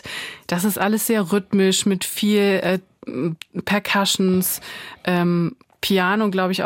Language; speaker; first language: German; native; German